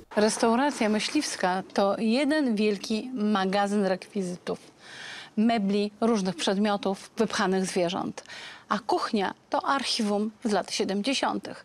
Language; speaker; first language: Polish; native; Polish